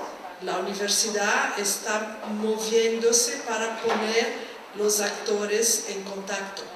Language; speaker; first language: Spanish; non-native, fluent; Portuguese